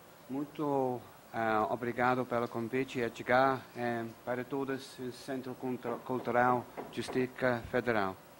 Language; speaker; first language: Portuguese; non-native, learner; English